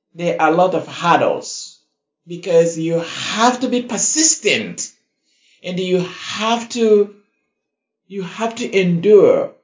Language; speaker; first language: English; non-native, fluent; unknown